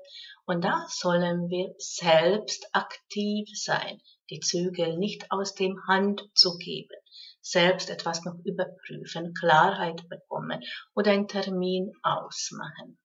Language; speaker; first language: German; non-native, fluent; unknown